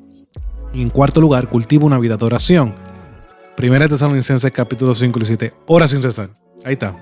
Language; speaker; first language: Spanish; native; Spanish